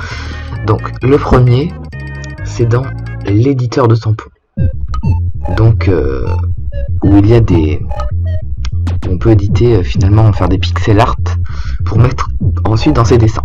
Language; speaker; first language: French; native; French